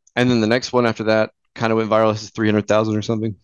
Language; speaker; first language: English; native; English